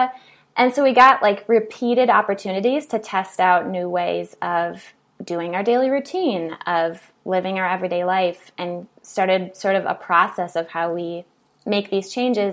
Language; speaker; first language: English; native; English